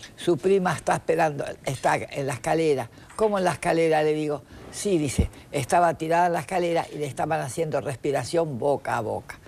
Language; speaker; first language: Spanish; native; Spanish